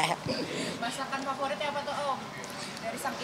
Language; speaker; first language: Indonesian; native; Indonesian